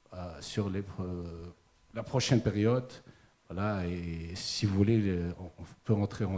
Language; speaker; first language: French; non-native, local second language; Arabic